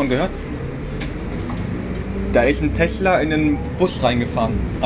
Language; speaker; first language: German; native; German